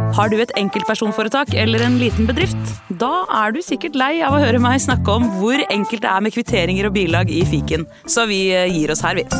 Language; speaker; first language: Norwegian; native; Norwegian